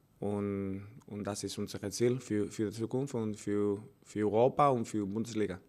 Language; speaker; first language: German; non-native, learner; Spanish